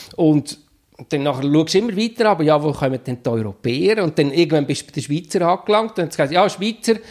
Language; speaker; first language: German; native; German